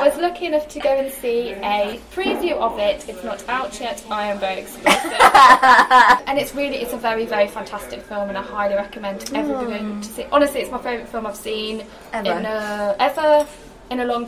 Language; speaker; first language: English; native; English